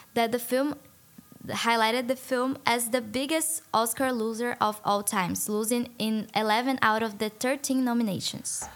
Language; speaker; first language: English; non-native, fluent; Portuguese